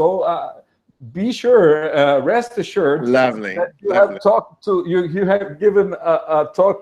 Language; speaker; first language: English; non-native, fluent; Portuguese